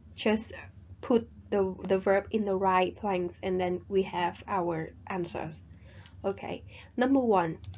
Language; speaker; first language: English; non-native, fluent; Vietnamese